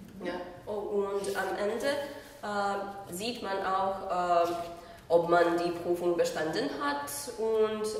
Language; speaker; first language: German; non-native, fluent; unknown